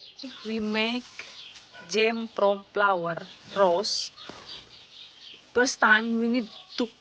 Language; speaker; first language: English; non-native, learner; Indonesian